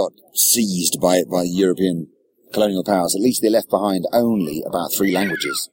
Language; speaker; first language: English; native; English